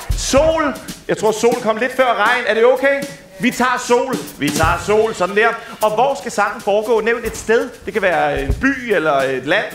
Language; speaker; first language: Danish; native; Danish